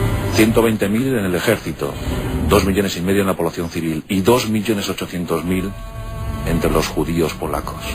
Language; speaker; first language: Spanish; native; Spanish